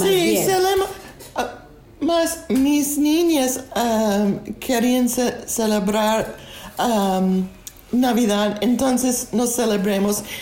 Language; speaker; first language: Spanish; non-native, learner; English